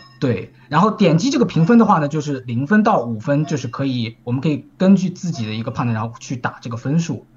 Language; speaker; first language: Chinese; native; Chinese